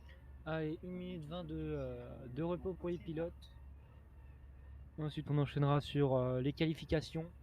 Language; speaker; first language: French; native; French